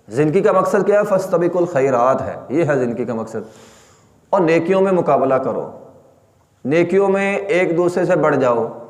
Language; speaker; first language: Urdu; native; Urdu